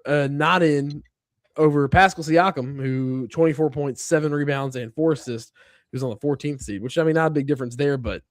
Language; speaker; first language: English; native; English